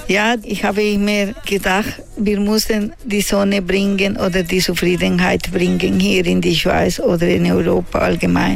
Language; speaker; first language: German; non-native, learner; Spanish